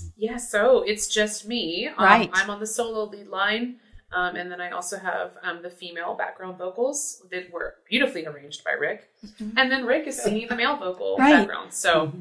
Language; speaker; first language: English; native; English